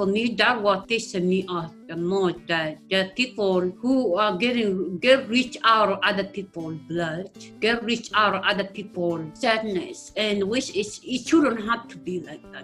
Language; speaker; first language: English; non-native, local second language; Acoli